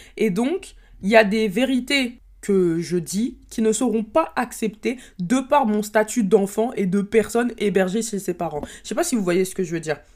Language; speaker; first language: French; early bilingual, other home language; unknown